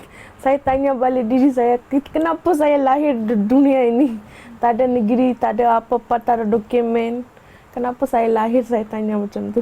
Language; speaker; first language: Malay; non-native, fluent; Rohingya